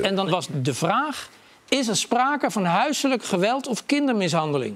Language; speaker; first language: Dutch; native; Dutch